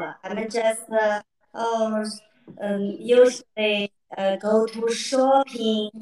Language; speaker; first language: English; non-native, learner; Chinese